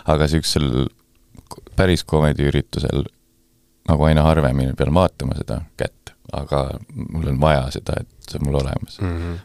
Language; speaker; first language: Estonian; native; Estonian